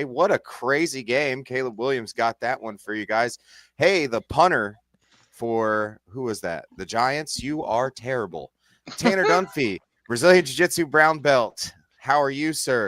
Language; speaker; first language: English; native; English